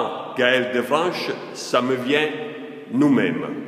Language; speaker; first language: French; non-native, fluent; Italian